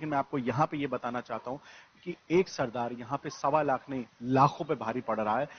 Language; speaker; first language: Hindi; native; Hindi